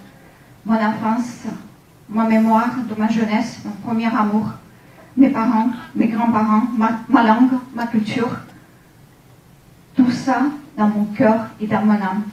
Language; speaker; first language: French; non-native, fluent; Ukrainian